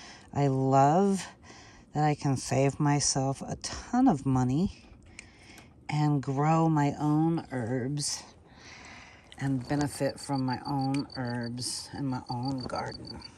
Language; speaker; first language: English; native; English